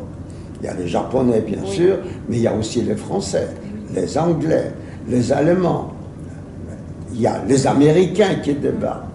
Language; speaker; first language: French; non-native, fluent; Yiddish